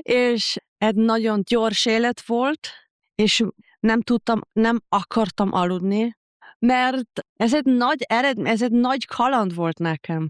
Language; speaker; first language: Hungarian; non-native, fluent; German